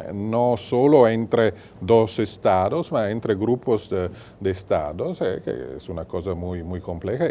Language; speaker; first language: Spanish; non-native, fluent; Italian